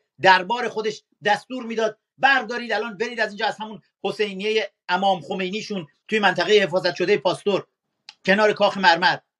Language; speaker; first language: Persian; native; Persian